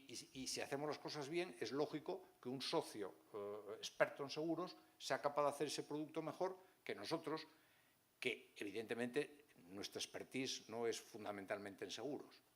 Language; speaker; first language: Spanish; native; Spanish